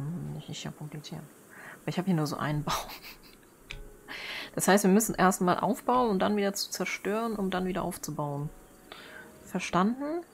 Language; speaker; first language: German; native; German